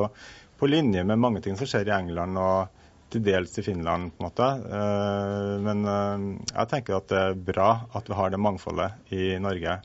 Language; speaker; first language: Norwegian; native; Norwegian